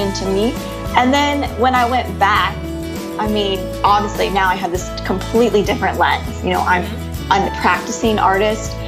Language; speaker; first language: English; native; English